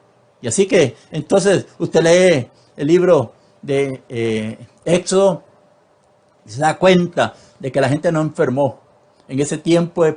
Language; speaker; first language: Spanish; native; Spanish